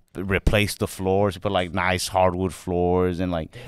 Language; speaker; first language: English; native; English